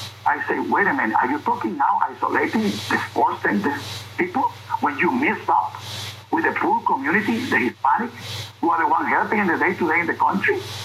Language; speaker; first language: English; non-native, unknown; Spanish